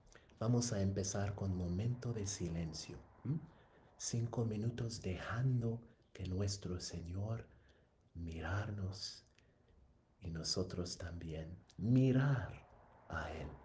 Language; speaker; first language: Spanish; non-native, fluent; English